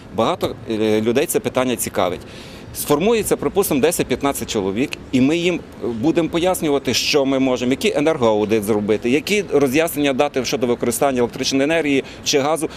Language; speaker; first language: Ukrainian; native; Ukrainian